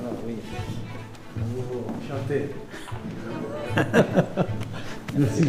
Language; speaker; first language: French; non-native, fluent; Spanish